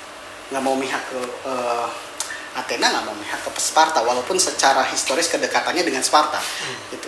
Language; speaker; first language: Indonesian; native; Indonesian